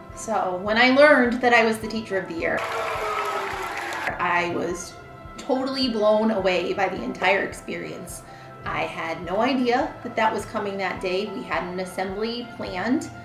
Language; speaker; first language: English; native; English